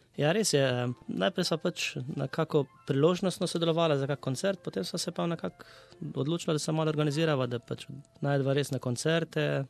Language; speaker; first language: Slovenian; native; Slovenian